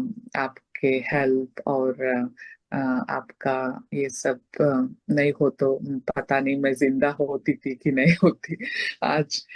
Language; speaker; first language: Hindi; non-native, local second language; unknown